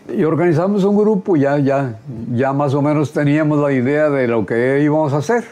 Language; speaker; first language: Spanish; native; Spanish